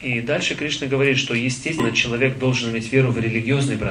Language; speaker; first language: Russian; native; Russian